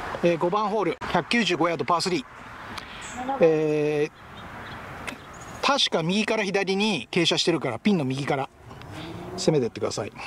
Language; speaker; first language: Japanese; native; Japanese